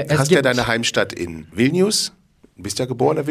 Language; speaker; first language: German; native; German